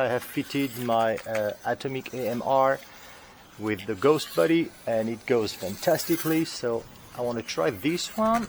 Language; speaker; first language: English; non-native, fluent; French